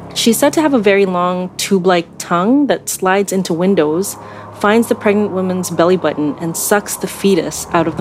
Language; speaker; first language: English; non-native, local second language; Filipino